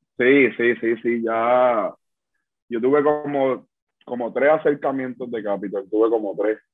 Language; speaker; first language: Spanish; native; Spanish